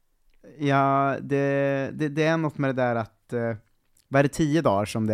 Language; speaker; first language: Swedish; native; Swedish